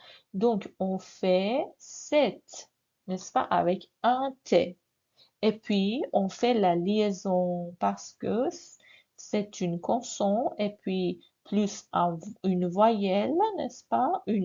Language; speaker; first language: French; non-native, fluent; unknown